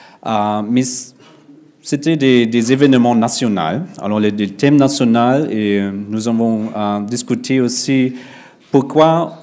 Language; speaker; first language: French; non-native, fluent; German